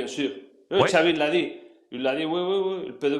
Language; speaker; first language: French; non-native, fluent; Spanish